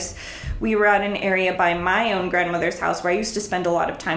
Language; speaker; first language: English; early bilingual, other home language; Spanish